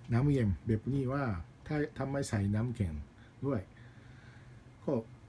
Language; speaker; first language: Thai; non-native, learner; Japanese